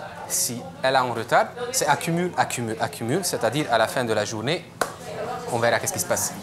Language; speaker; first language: French; non-native, learner; Spanish